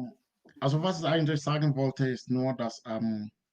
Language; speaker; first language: German; non-native, learner; Akan